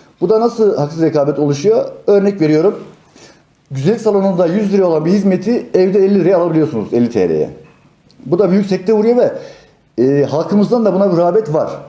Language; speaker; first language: Turkish; native; Turkish